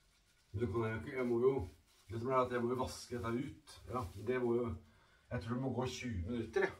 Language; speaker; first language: Norwegian; native; Norwegian